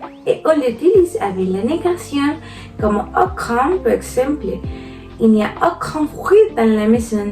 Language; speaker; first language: French; non-native, learner; Spanish